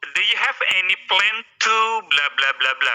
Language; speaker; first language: English; non-native, fluent; Indonesian